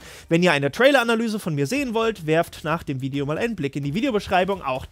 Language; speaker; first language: German; native; German